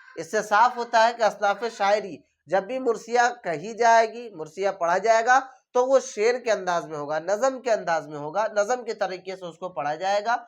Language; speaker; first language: Urdu; native; Urdu